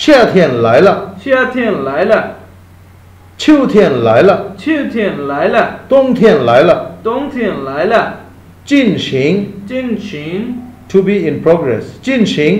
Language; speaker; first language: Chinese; non-native, fluent; Bangla